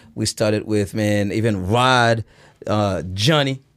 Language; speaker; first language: English; early bilingual, other home language; Haitian Creole